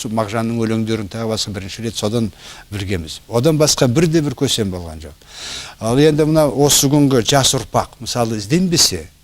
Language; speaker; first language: Kazakh; non-native, local second language; Russian